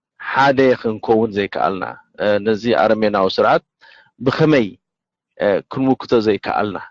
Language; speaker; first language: Tigrinya; native; Tigrinya